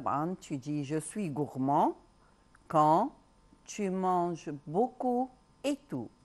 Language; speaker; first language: French; non-native, local second language; Arabic